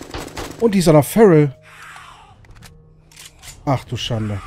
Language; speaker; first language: German; native; German